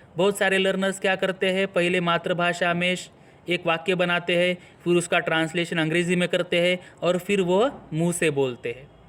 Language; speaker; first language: Hindi; non-native, local second language; Marathi